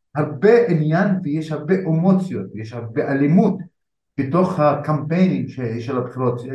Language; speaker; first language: Hebrew; non-native, local second language; Arabic